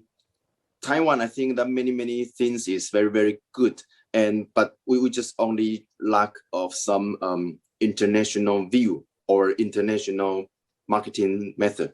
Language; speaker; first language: English; non-native, learner; Chinese